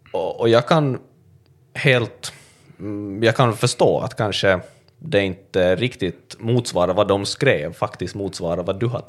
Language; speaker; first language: Swedish; native; Swedish